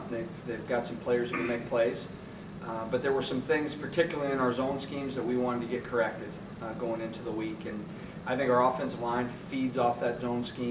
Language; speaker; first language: English; native; English